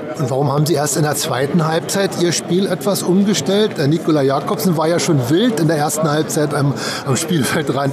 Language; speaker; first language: German; native; German